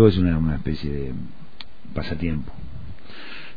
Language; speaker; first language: Spanish; native; Spanish